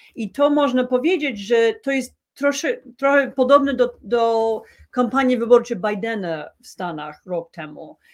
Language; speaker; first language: Polish; non-native, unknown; English